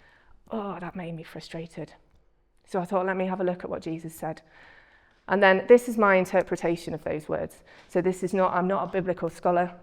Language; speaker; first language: English; native; English